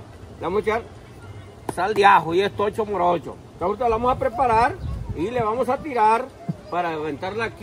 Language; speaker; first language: Spanish; native; Spanish